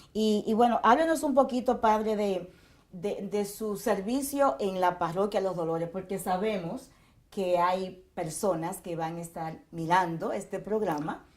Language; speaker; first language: Spanish; native; Spanish